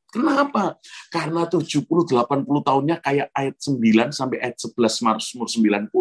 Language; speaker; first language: Indonesian; native; Indonesian